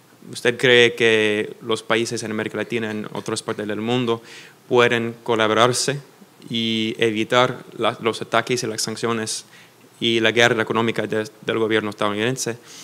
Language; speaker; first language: Spanish; non-native, fluent; English